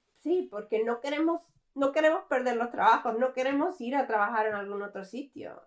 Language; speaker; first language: Spanish; early bilingual, heritage; English